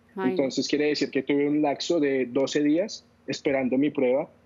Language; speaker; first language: Spanish; native; Spanish